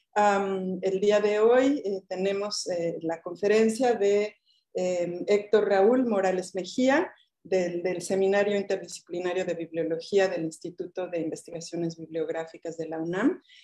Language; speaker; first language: Spanish; native; Spanish